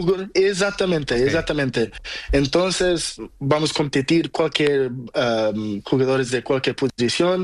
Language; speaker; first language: Spanish; non-native, learner; Portuguese